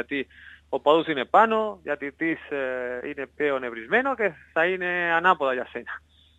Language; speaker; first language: Greek; non-native, learner; Spanish